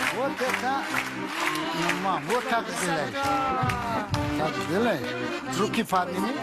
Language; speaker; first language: Russian; non-native, learner; Tajik